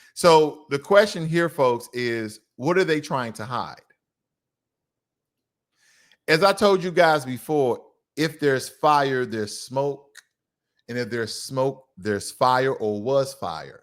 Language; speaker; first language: English; native; English